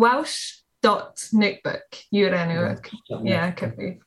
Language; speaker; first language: Welsh; non-native, learner; English